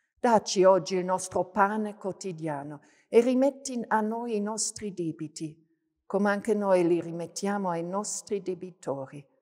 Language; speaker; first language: Italian; non-native, fluent; German